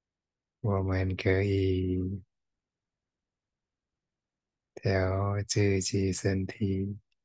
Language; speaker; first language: Chinese; non-native, fluent; Thai